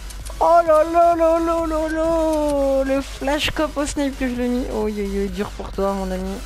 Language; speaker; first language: French; native; French